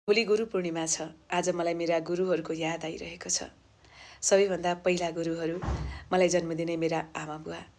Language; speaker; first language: Nepali; native; Nepali